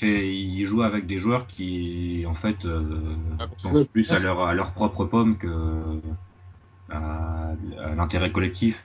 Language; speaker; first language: French; native; French